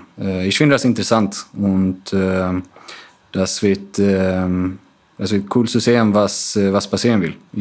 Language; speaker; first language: German; non-native, fluent; Swedish